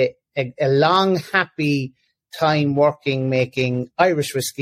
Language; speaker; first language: English; native; English